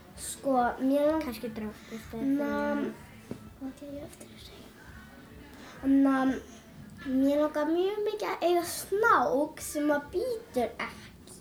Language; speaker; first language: Icelandic; early bilingual, other home language; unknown